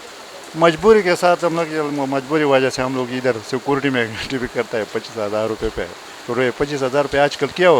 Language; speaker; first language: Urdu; non-native, local second language; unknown